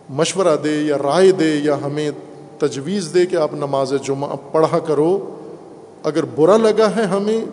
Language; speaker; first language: Urdu; non-native, local second language; Punjabi